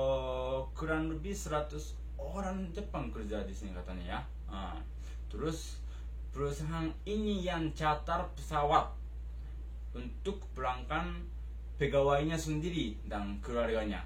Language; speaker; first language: Indonesian; non-native, fluent; Japanese